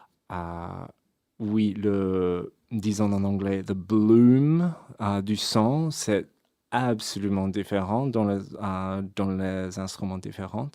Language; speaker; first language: French; non-native, fluent; English